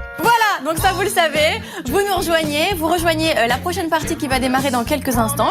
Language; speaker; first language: French; native; French